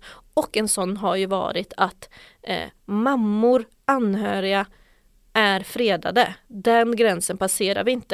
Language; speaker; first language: Swedish; native; Swedish